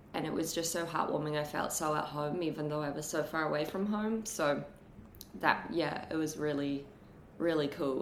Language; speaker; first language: English; native; English